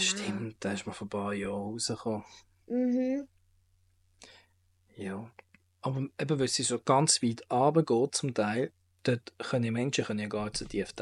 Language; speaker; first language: German; native; German